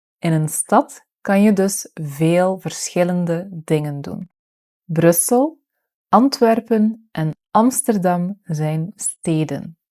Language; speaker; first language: Dutch; native; Dutch